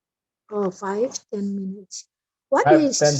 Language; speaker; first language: English; non-native, learner; Indonesian